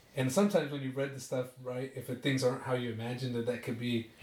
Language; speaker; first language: English; native; English